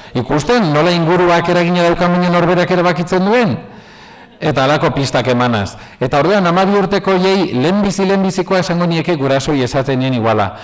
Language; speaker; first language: Basque; non-native, local second language; Spanish